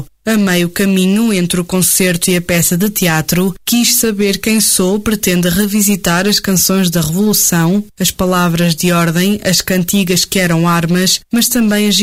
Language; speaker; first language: Portuguese; native; Portuguese